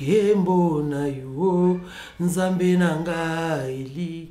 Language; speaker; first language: French; non-native, local second language; Lingala